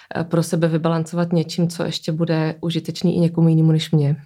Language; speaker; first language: Czech; native; Czech